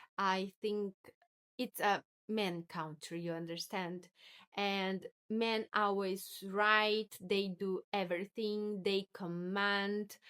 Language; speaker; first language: English; non-native, learner; Portuguese